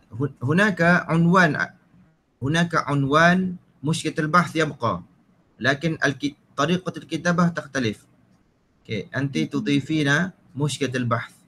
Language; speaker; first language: Arabic; non-native, fluent; Malay